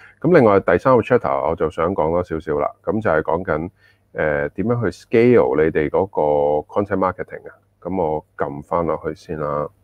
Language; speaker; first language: Cantonese; early bilingual, heritage; Cantonese